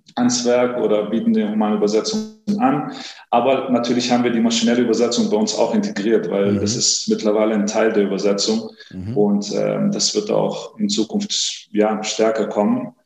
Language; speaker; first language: German; early bilingual, other home language; Greek